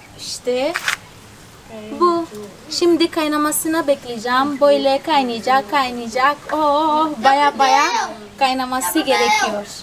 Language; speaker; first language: Turkish; non-native, fluent; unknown